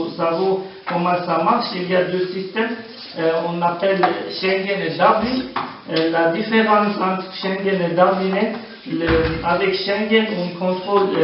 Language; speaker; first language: French; non-native, learner; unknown